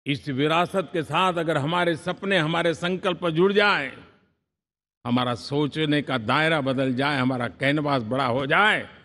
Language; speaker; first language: Hindi; non-native, local second language; Gujarati